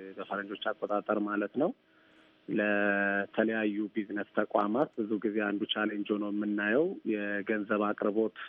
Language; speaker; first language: Amharic; native; Amharic